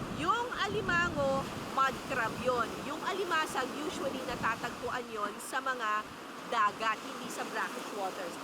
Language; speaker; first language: Filipino; native; Filipino